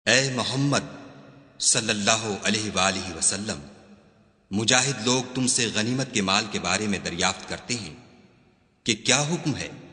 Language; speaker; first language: Urdu; native; Urdu